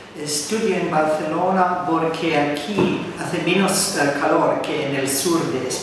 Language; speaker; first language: Spanish; non-native, learner; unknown